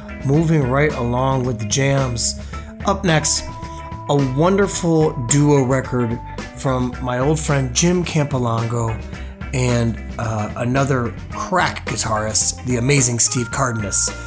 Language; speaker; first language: English; native; English